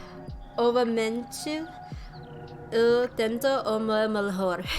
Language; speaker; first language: Portuguese; non-native, learner; English